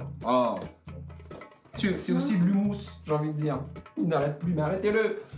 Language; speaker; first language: French; native; French